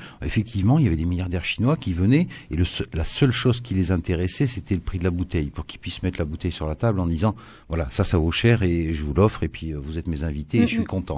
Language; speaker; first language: French; native; French